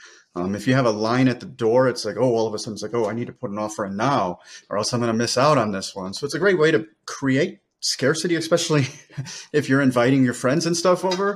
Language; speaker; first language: English; native; English